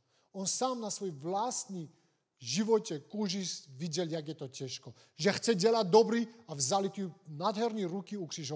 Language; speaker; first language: Czech; non-native, fluent; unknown